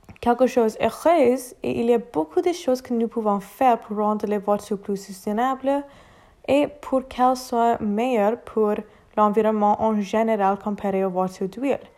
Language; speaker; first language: French; non-native, learner; English